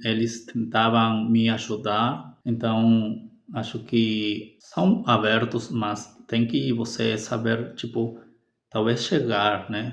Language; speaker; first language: Portuguese; non-native, fluent; Spanish